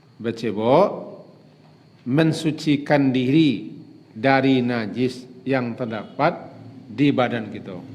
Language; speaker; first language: Malay; non-native, local second language; Minangkabau